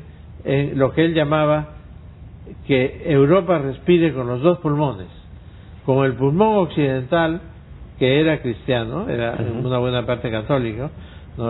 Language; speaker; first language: Spanish; native; Spanish